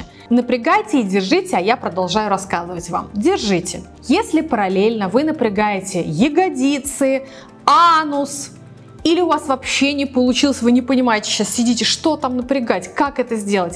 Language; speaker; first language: Russian; native; Russian